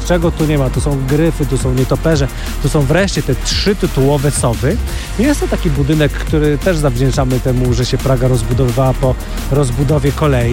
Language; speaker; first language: Polish; native; Polish